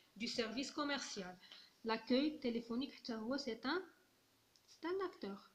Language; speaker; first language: French; non-native, local second language; Arabic